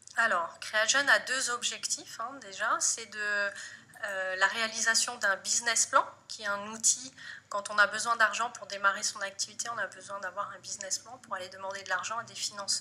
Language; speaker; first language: French; native; French